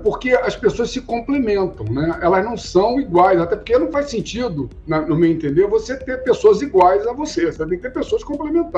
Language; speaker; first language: Portuguese; native; Portuguese